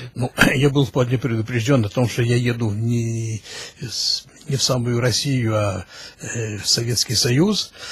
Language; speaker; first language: Russian; early bilingual, heritage; Russian